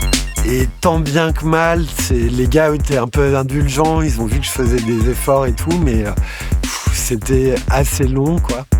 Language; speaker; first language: French; native; French